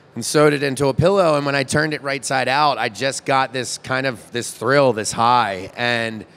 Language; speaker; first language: English; native; English